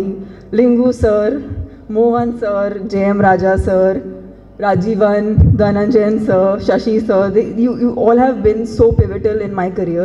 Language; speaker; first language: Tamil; non-native, learner; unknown